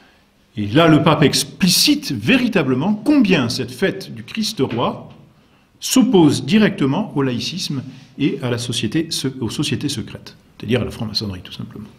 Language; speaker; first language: French; native; French